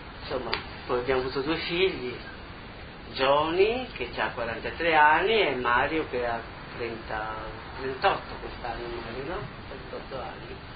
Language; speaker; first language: Italian; native; Italian